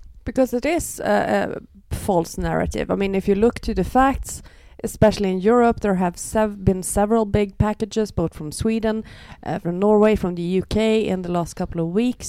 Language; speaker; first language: English; non-native, fluent; Swedish